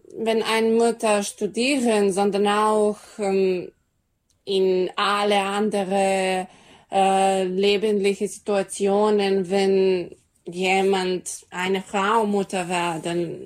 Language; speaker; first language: German; non-native, learner; Serbian